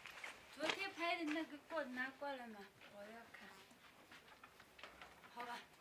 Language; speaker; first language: Chinese; non-native, local second language; Tibetan